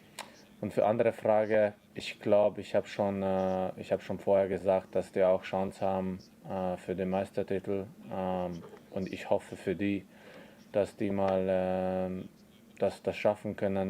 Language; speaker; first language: German; non-native, fluent; Hungarian